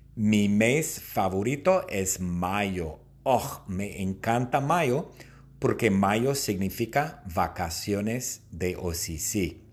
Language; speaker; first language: Spanish; non-native, fluent; English